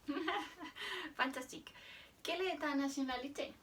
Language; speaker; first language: French; non-native, learner; Spanish